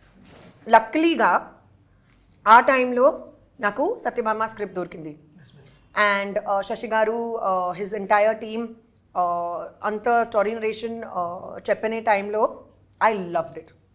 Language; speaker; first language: Telugu; non-native, learner; Hindi